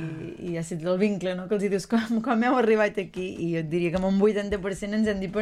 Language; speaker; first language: Catalan; native; Catalan